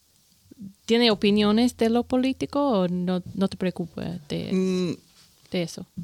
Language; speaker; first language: Spanish; non-native, learner; English